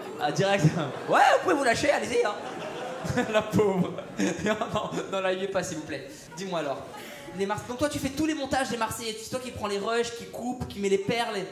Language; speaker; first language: French; early bilingual, other home language; Persian